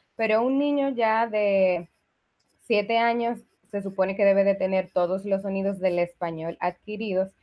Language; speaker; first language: Spanish; native; Spanish